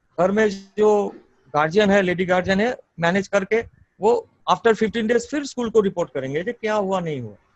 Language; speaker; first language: Hindi; non-native, local second language; Bangla